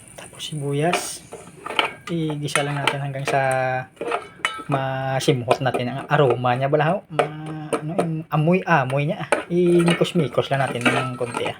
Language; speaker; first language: Filipino; non-native, local second language; Hiligaynon